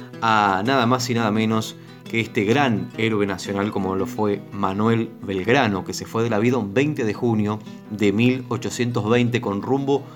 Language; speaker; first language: Spanish; native; Spanish